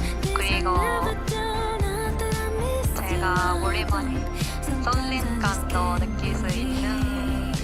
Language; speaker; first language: Korean; non-native, learner; Japanese